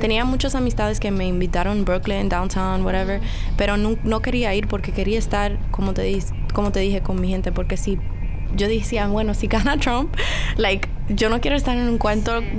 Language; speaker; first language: Spanish; early bilingual, heritage; Spanish